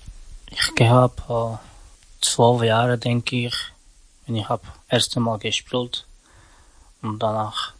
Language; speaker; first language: German; non-native, learner; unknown